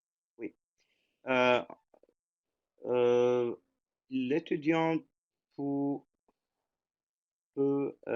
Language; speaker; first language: French; non-native, fluent; Turkish